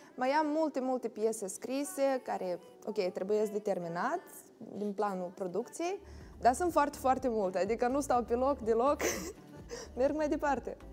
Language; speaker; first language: Romanian; native; Romanian